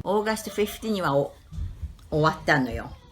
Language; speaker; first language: Japanese; native; Japanese